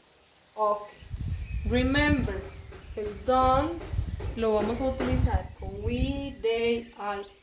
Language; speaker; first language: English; non-native, fluent; Spanish